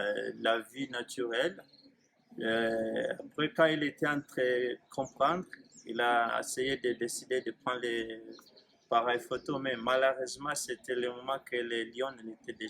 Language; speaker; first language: French; non-native, learner; Swahili